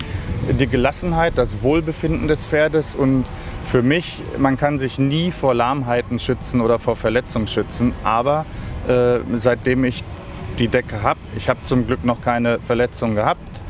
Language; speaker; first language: German; native; German